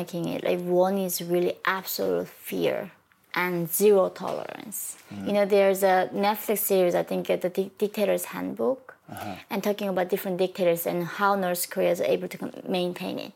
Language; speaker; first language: English; non-native, fluent; Korean